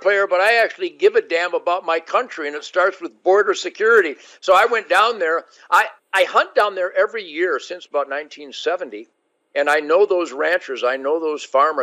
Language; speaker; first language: English; native; English